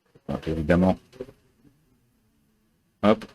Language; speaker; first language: French; native; French